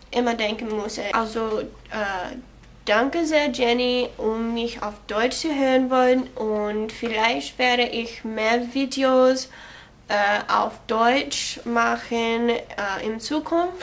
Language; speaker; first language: German; non-native, learner; English